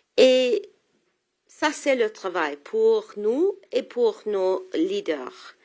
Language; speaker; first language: French; non-native, local second language; English